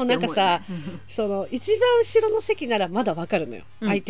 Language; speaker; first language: Japanese; native; Japanese